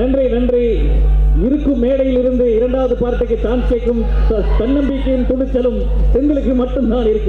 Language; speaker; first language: Tamil; native; Tamil